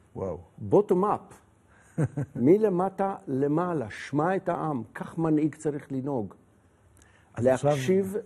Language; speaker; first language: Hebrew; native; Hebrew